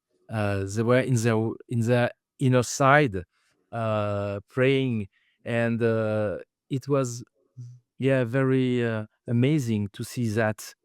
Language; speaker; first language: English; non-native, fluent; French